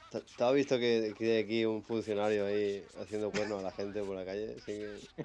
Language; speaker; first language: Spanish; native; Spanish